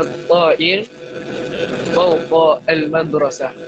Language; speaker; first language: Arabic; non-native, learner; Malay